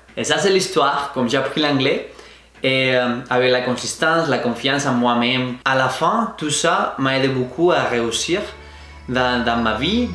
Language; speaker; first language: French; non-native, fluent; Spanish